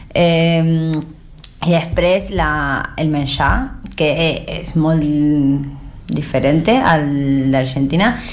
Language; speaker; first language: Catalan; non-native, learner; Spanish